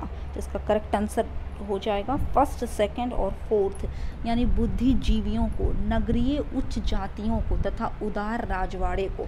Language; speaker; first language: Hindi; native; Hindi